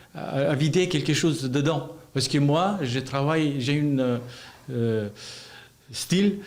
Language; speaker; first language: French; non-native, learner; Albanian